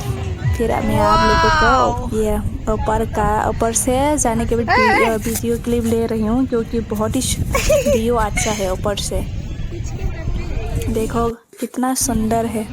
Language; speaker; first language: Hindi; non-native, local second language; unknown